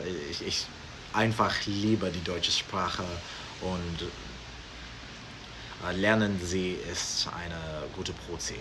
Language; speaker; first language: German; non-native, learner; English